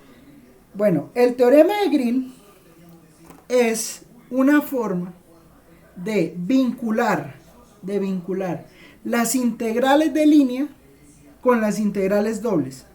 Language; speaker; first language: Spanish; native; Spanish